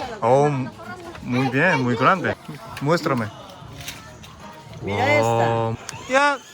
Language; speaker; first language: Spanish; non-native, learner; Korean